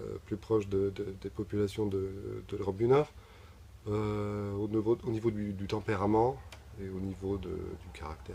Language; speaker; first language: French; non-native, fluent; Bulgarian